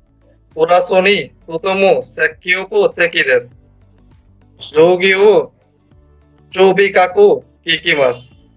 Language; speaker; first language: Japanese; non-native, learner; Bangla